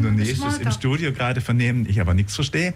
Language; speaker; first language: German; native; German